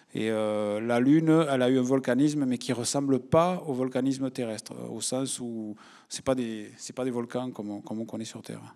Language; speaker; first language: French; native; French